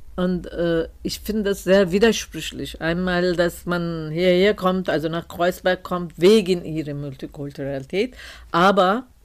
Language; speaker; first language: German; non-native, fluent; Turkish